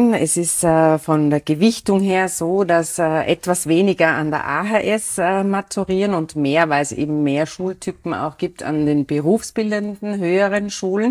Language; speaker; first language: German; native; German